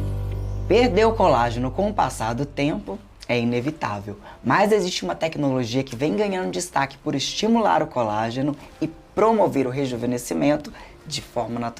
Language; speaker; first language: Portuguese; native; Portuguese